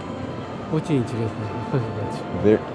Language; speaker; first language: Russian; non-native, fluent; Japanese